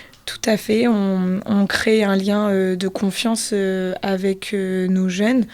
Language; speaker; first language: French; native; French